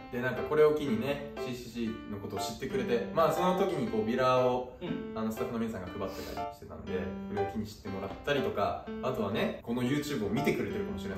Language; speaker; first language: Japanese; native; Japanese